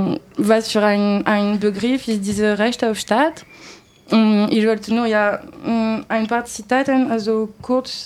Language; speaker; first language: German; non-native, learner; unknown